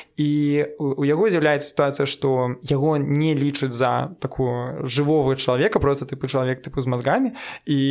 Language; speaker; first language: Belarusian; non-native, local second language; Russian